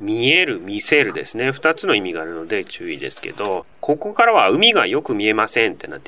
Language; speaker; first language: Japanese; native; Japanese